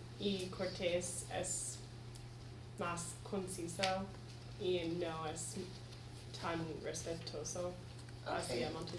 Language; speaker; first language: Spanish; non-native, fluent; English